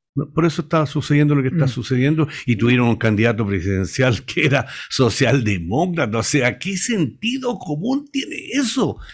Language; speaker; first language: Spanish; native; Spanish